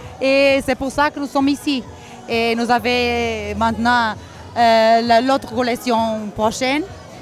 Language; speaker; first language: French; non-native, learner; Portuguese